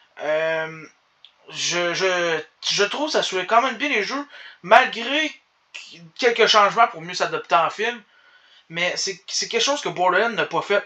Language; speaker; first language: French; native; French